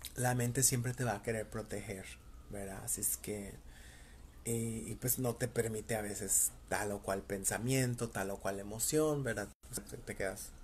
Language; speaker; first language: Spanish; native; Spanish